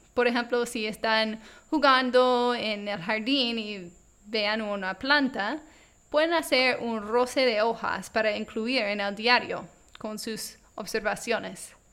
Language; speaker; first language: Spanish; non-native, fluent; English